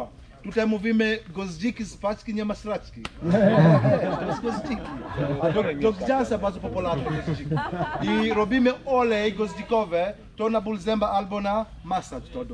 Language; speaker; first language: Polish; non-native, learner; Swahili